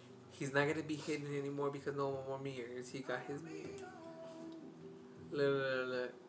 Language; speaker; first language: English; early bilingual, other home language; Spanish